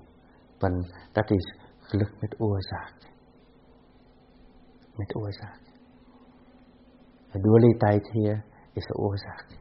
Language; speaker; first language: Dutch; non-native, fluent; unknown